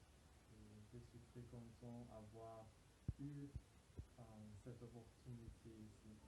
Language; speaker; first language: French; non-native, learner; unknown